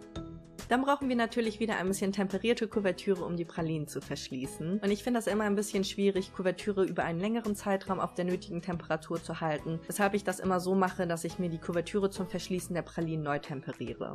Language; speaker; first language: German; native; German